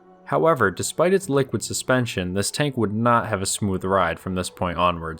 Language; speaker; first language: English; native; English